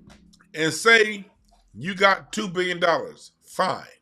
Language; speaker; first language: English; native; English